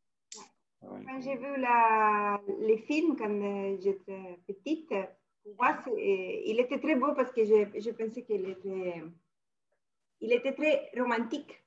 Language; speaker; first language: French; non-native, fluent; Italian